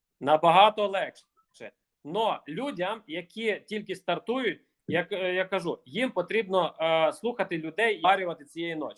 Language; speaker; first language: Ukrainian; native; Ukrainian